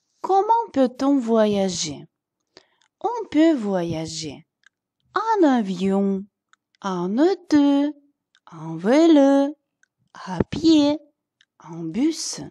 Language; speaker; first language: French; non-native, fluent; Russian